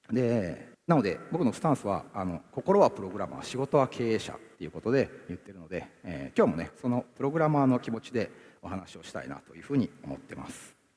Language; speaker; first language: Japanese; native; Japanese